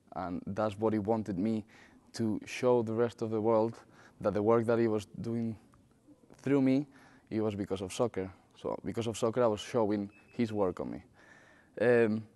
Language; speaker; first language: English; non-native, fluent; Spanish